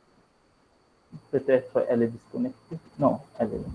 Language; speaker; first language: French; non-native, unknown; Bangla